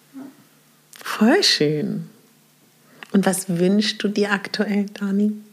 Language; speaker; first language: German; native; German